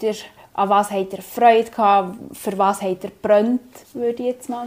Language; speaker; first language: German; native; German